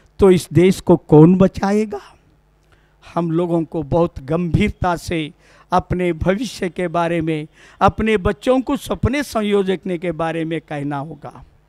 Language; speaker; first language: Hindi; non-native, local second language; Kannada